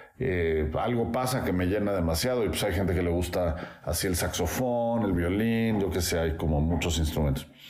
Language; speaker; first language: Spanish; native; Spanish